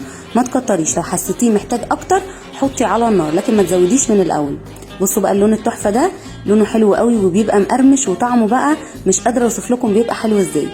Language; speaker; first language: Arabic; native; Arabic